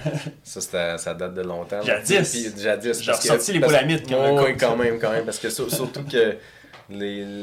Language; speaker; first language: French; native; French